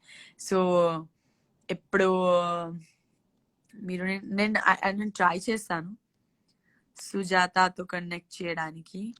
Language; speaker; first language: Telugu; non-native, learner; Gujarati